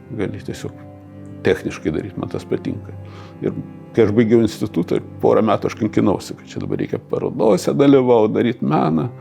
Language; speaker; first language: Lithuanian; non-native, local second language; Russian